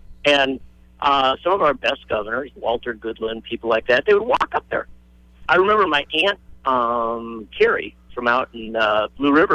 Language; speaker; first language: English; native; English